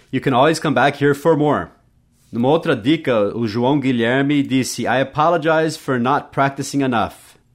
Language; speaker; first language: English; native; English